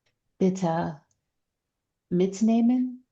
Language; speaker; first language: German; non-native, learner; English